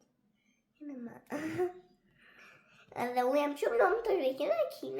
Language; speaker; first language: Albanian; early bilingual, heritage; Albanian